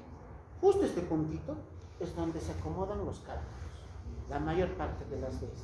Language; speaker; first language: Spanish; native; Spanish